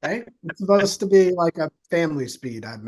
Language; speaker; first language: English; native; English